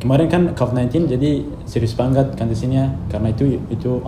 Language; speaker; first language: Indonesian; non-native, fluent; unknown